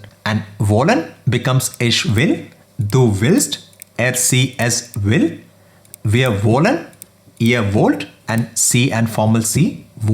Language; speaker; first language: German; non-native, fluent; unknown